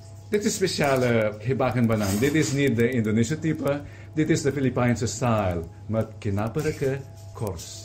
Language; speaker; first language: Dutch; non-native, learner; Filipino